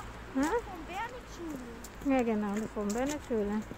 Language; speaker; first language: German; non-native, learner; Indonesian